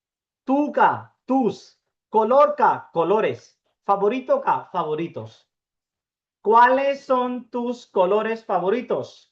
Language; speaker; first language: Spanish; non-native, fluent; Urdu